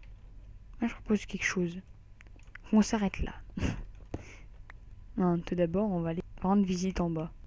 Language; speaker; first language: French; native; French